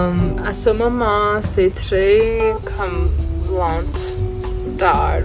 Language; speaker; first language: French; non-native, local second language; English